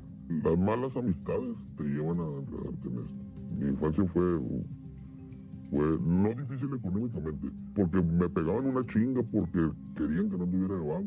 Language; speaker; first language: Spanish; native; Spanish